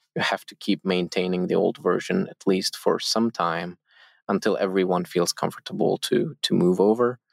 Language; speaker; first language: English; non-native, fluent; Turkish